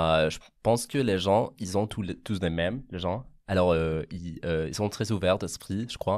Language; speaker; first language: French; non-native, fluent; Catalan